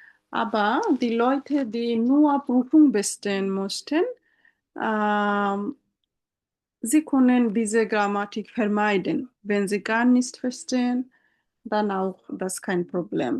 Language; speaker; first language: German; non-native, fluent; Bangla